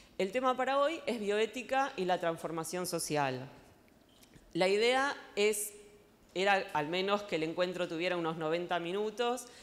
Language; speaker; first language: Spanish; native; Spanish